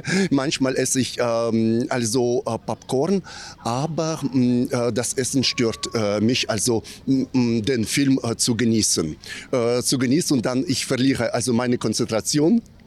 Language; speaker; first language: German; non-native, learner; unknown